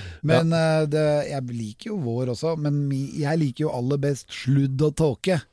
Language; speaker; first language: Norwegian; native; Norwegian